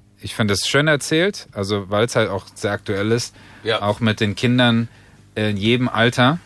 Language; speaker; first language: German; native; German